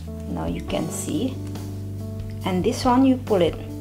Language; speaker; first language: English; non-native, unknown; Indonesian